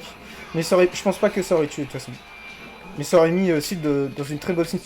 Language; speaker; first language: French; native; French